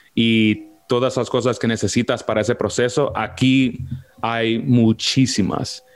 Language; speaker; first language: Spanish; early bilingual, heritage; Spanish